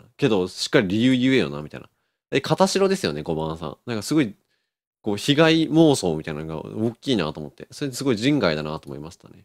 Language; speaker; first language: Japanese; native; Japanese